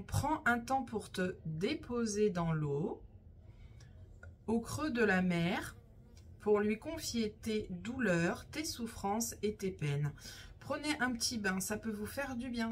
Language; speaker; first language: French; native; French